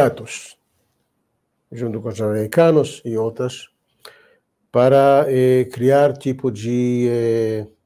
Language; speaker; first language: Portuguese; non-native, fluent; Hebrew